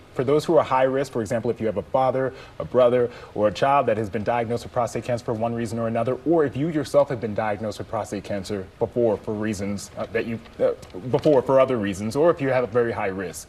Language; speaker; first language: English; native; English